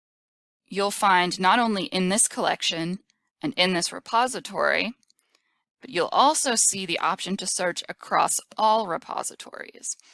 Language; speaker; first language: English; native; English